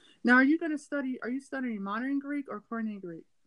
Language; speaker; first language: English; native; English